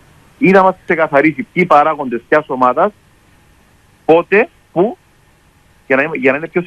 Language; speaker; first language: Greek; native; Greek